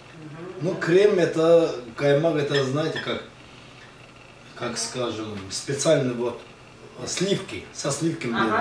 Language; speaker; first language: Russian; non-native, learner; Azerbaijani